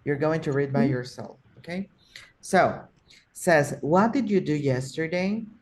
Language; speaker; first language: English; non-native, fluent; Spanish